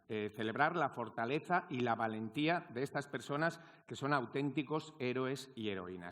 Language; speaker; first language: Spanish; native; Spanish